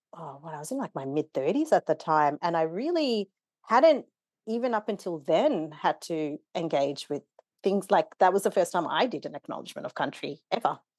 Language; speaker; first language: English; native; English